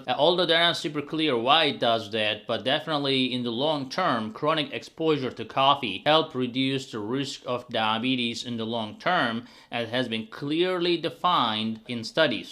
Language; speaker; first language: English; non-native, fluent; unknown